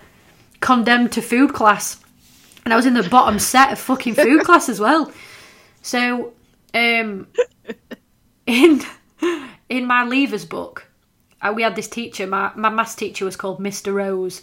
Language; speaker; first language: English; native; English